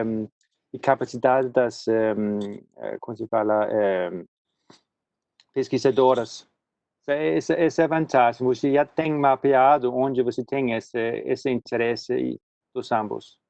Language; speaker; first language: Portuguese; non-native, fluent; Swedish